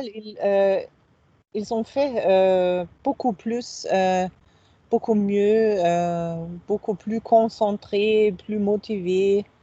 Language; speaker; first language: French; non-native, fluent; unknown